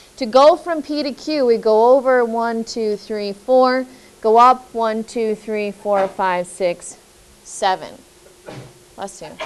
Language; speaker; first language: English; native; English